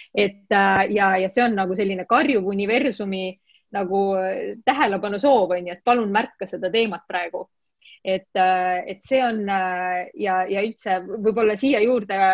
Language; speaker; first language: Estonian; non-native, local second language; Russian